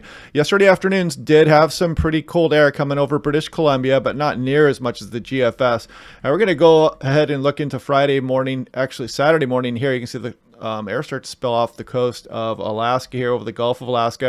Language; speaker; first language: English; native; English